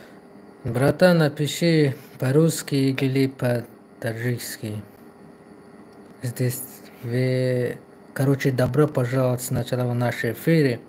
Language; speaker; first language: Russian; non-native, learner; Tajik